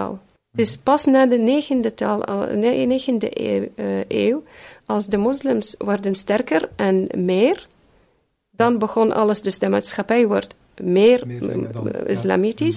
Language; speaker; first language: Dutch; early bilingual, other home language; Arabic